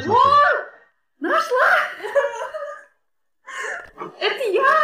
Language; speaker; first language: Russian; non-native, local second language; Kazakh